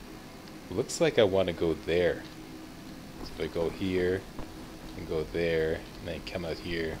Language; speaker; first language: English; native; English